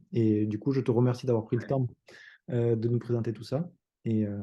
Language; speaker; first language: French; native; French